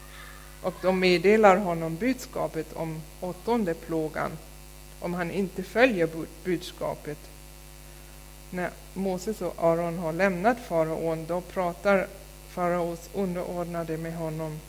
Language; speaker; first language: Swedish; non-native, fluent; German